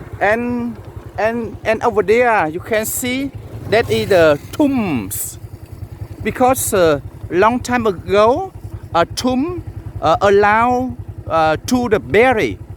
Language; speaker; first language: English; non-native, learner; Vietnamese